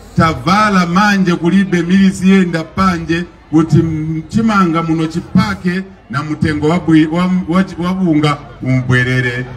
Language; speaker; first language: Nyanja; non-native, local second language; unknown